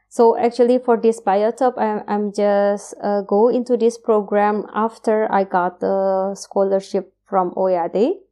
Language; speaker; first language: English; non-native, fluent; Indonesian